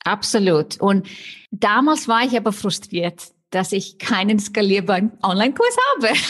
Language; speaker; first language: German; non-native, fluent; Icelandic